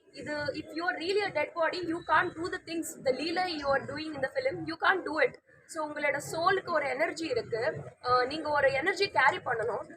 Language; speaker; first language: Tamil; non-native, learner; Telugu